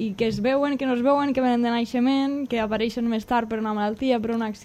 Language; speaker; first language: Catalan; native; Catalan